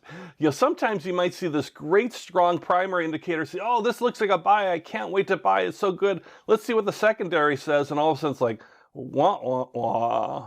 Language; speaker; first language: English; native; English